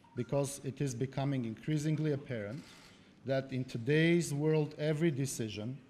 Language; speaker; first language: English; non-native, fluent; Armenian